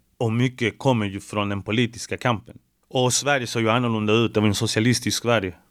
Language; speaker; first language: Swedish; early bilingual, other home language; Spanish